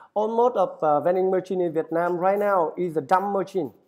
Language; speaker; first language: English; non-native, fluent; Vietnamese